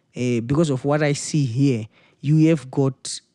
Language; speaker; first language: English; non-native, local second language; Shona